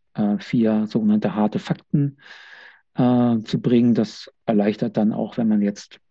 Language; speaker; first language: German; native; German